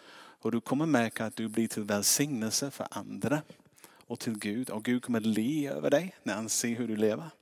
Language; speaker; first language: Swedish; non-native, fluent; English